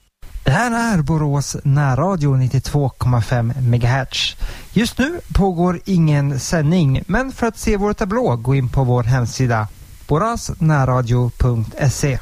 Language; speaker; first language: Swedish; native; Swedish